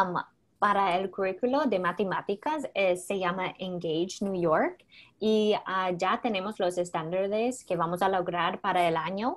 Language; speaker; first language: Spanish; non-native, fluent; English